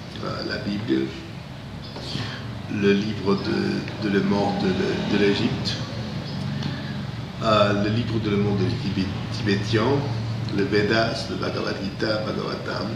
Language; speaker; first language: French; non-native, fluent; English